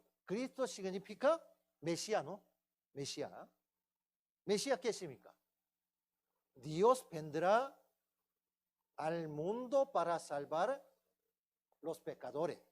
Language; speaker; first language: Spanish; non-native, fluent; Korean